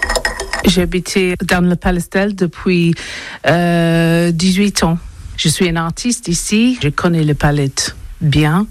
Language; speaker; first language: French; non-native, learner; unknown